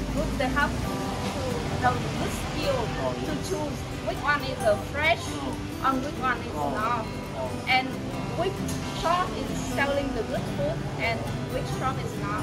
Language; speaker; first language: English; non-native, fluent; Vietnamese